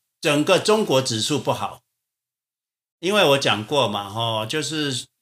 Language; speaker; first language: Chinese; native; Chinese